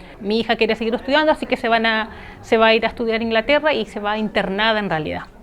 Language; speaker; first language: Spanish; native; Spanish